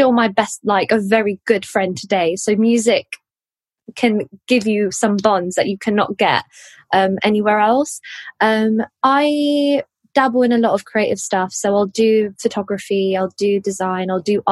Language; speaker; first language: English; native; English